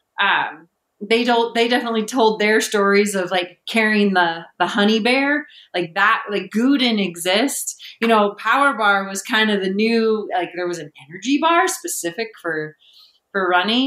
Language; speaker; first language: English; native; English